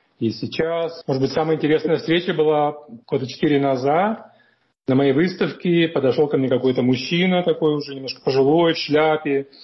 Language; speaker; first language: Russian; native; Russian